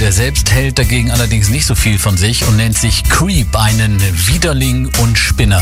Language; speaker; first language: German; native; German